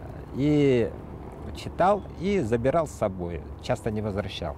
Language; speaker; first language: Russian; native; Russian